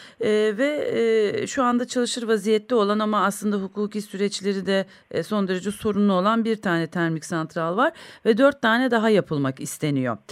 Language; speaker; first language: Turkish; native; Turkish